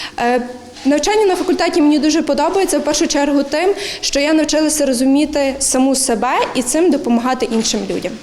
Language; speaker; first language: Ukrainian; native; Ukrainian